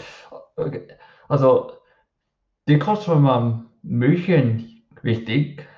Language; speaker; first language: German; non-native, learner; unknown